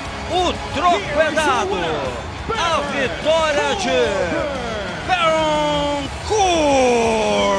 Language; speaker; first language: Portuguese; native; Portuguese